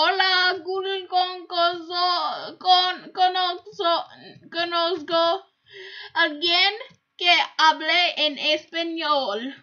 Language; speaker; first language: Spanish; non-native, learner; English